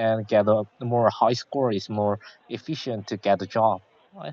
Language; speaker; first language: English; non-native, learner; Korean